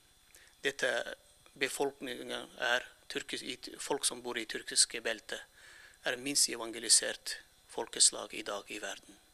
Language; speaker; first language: Norwegian; non-native, fluent; Turkmen